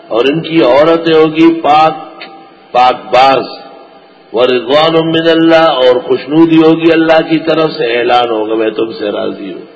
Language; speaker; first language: Urdu; non-native, local second language; Pashto